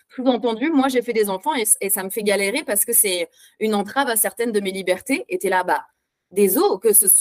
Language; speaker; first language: French; native; French